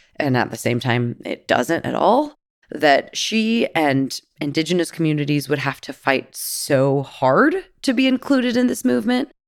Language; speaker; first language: English; native; English